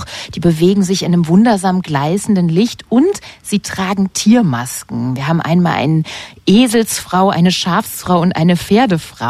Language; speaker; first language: German; native; German